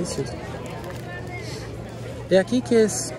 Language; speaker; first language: Spanish; non-native, learner; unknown